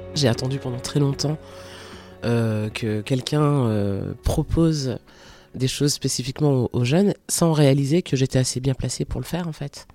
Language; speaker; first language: French; early bilingual, other home language; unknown